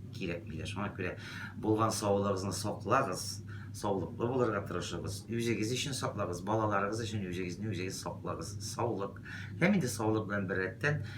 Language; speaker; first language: Tatar; native; Tatar